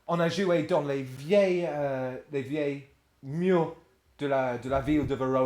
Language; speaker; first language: French; non-native, fluent; English